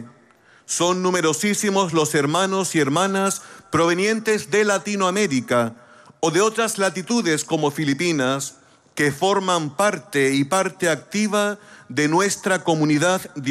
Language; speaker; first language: Spanish; native; Spanish